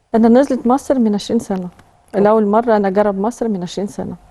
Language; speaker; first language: Arabic; non-native, learner; Russian